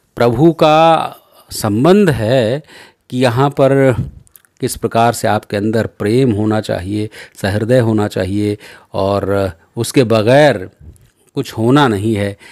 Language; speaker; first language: Hindi; native; Hindi